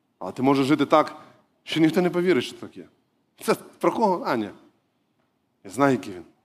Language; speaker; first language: Ukrainian; non-native, local second language; Russian